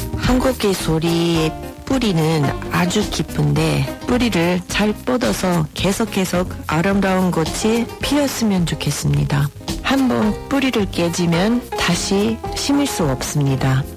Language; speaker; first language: Korean; non-native, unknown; English